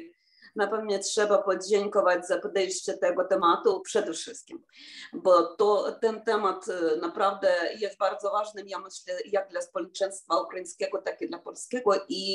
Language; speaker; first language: Polish; non-native, fluent; Ukrainian